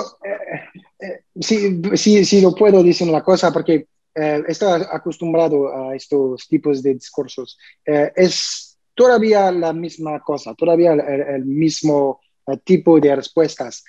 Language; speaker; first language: Spanish; non-native, learner; French